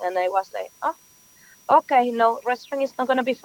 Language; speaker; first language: English; non-native, learner; Spanish